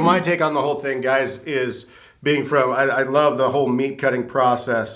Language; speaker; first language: English; native; English